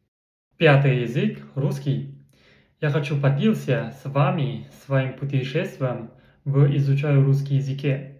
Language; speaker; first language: Russian; non-native, learner; Kazakh